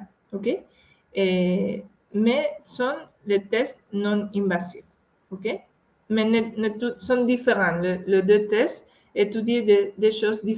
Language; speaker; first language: French; non-native, fluent; Spanish